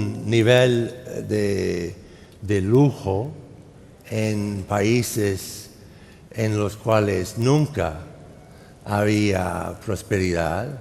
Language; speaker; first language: Spanish; non-native, fluent; English